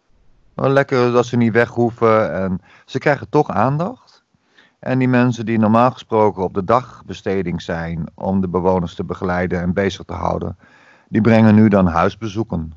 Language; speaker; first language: Dutch; native; Dutch